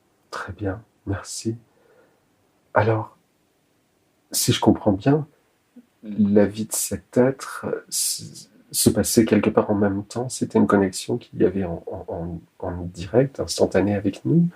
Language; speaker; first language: French; native; French